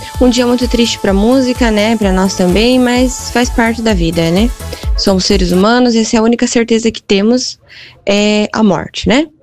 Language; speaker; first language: Portuguese; native; Portuguese